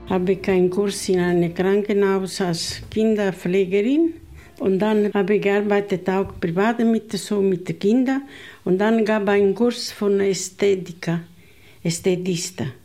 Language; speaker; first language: German; non-native, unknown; Italian